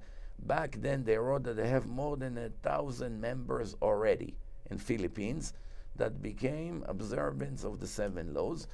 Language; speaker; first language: English; non-native, fluent; Hebrew